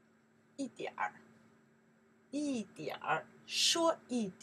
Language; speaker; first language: Chinese; non-native, learner; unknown